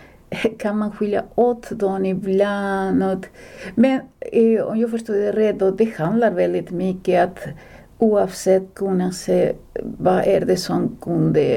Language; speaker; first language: Swedish; non-native, fluent; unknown